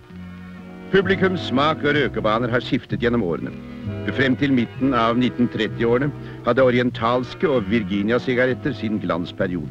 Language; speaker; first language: Norwegian; native; Norwegian